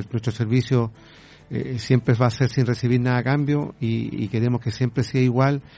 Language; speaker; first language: Spanish; native; Spanish